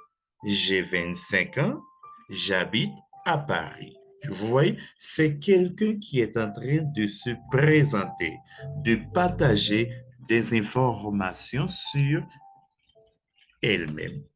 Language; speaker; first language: French; non-native, fluent; Spanish